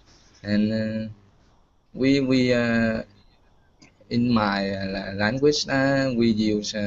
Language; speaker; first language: English; non-native, learner; Vietnamese